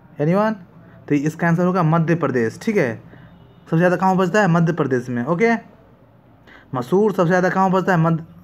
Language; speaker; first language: Hindi; native; Hindi